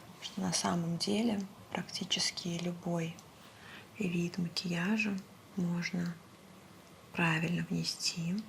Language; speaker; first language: Russian; native; Russian